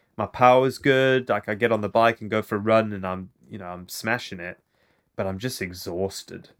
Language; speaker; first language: English; native; English